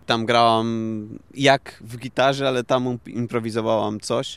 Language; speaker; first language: Polish; non-native, learner; Portuguese